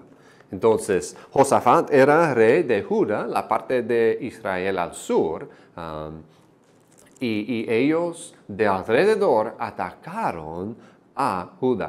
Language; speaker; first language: Spanish; non-native, fluent; English